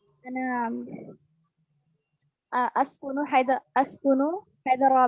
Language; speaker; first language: Arabic; non-native, learner; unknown